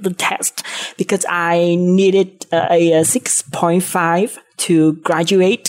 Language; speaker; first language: English; non-native, fluent; Vietnamese